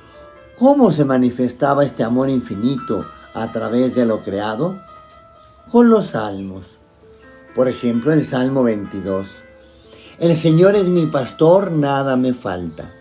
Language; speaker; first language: Spanish; native; Spanish